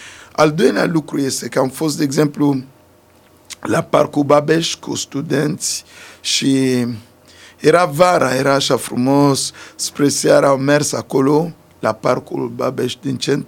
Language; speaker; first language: Romanian; non-native, fluent; Sango